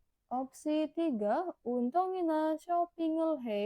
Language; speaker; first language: Korean; non-native, learner; Indonesian